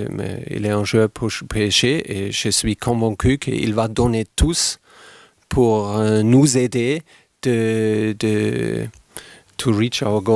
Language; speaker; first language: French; non-native, fluent; German